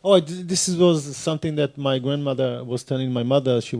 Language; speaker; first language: English; non-native, fluent; Hebrew